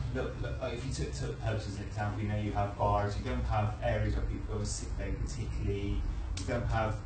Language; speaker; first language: English; native; English